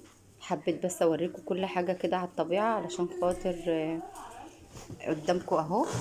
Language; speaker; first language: Arabic; native; Arabic